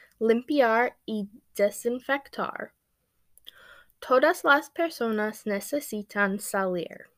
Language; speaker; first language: Spanish; non-native, learner; English